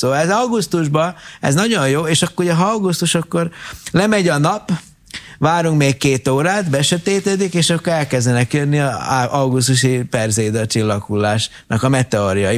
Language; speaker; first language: Hungarian; native; Hungarian